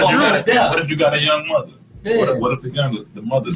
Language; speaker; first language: English; native; English